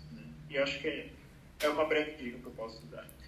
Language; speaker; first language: Portuguese; native; Portuguese